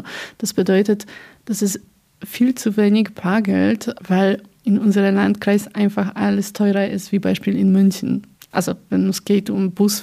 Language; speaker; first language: German; non-native, fluent; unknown